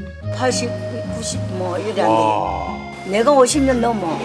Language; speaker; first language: Korean; native; Korean